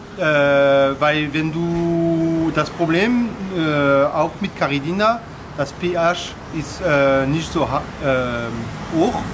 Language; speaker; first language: German; non-native, learner; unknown